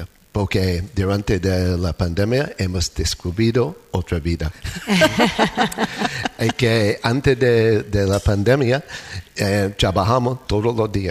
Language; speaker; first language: Spanish; non-native, fluent; English